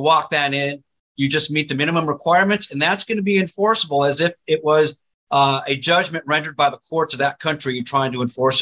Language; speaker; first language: English; native; English